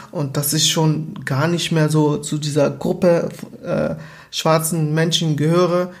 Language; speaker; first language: German; early bilingual, other home language; Portuguese